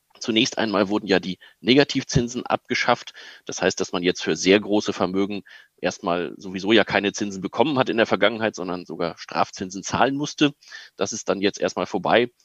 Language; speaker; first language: German; native; German